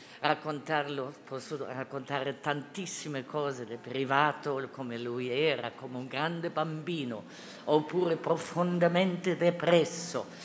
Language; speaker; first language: Italian; non-native, fluent; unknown